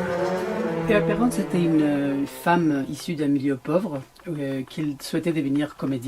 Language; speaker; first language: French; native; French